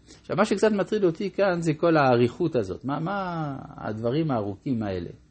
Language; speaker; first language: Hebrew; non-native, fluent; French